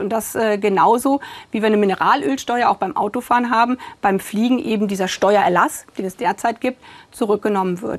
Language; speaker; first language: German; native; German